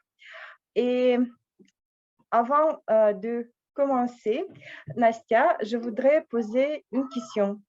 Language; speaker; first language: French; non-native, fluent; Russian